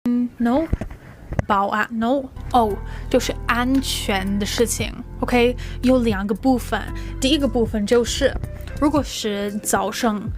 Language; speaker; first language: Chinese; non-native, fluent; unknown